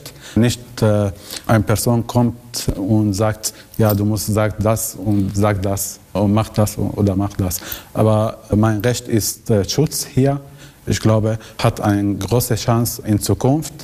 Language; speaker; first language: German; non-native, learner; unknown